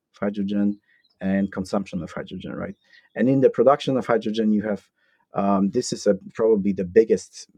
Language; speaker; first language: English; non-native, fluent; Polish